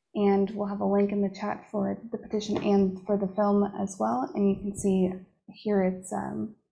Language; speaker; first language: English; native; English